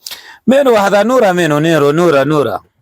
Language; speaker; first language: Arabic; non-native, learner; Urdu